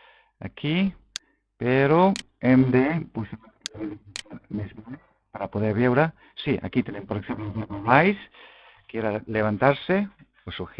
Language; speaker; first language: Catalan; non-native, local second language; Spanish